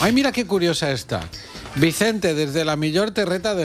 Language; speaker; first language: Spanish; native; Spanish